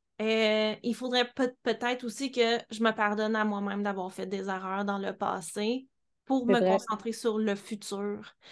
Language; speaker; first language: French; native; French